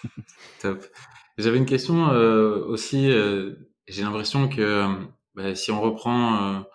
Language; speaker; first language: French; native; French